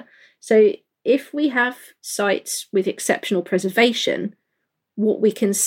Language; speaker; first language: English; native; English